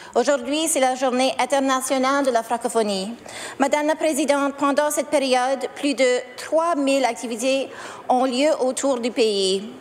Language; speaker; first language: French; early bilingual, heritage; French